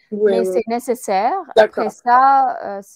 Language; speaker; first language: French; non-native, fluent; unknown